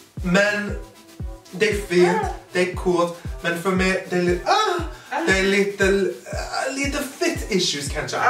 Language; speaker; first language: Swedish; non-native, fluent; English